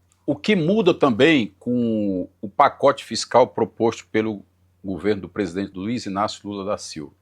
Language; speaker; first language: Portuguese; native; Portuguese